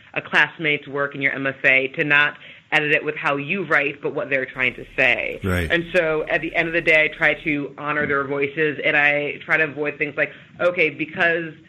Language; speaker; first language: English; native; English